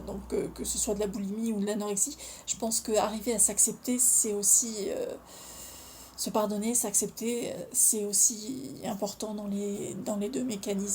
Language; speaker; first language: French; native; French